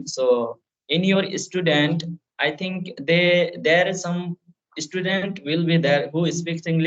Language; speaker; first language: English; non-native, fluent; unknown